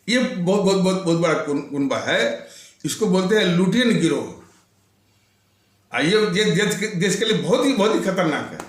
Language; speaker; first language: Hindi; native; Hindi